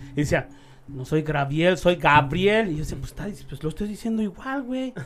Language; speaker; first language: Spanish; native; Spanish